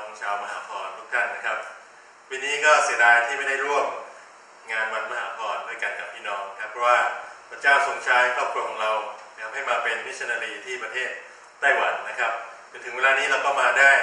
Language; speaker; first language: Thai; native; Thai